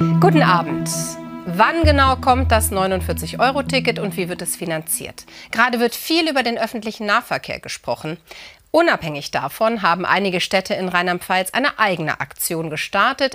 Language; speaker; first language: German; native; German